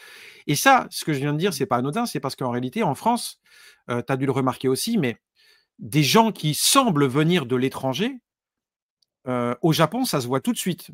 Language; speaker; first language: French; native; French